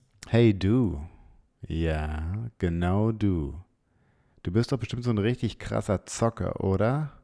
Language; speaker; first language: German; native; German